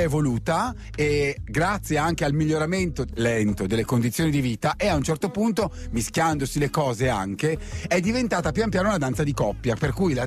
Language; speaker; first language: Italian; native; Italian